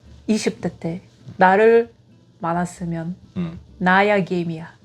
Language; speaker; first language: Korean; non-native, fluent; Russian